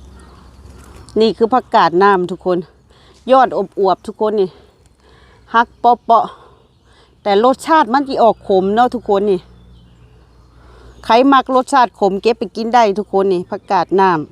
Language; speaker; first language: Thai; non-native, local second language; Lao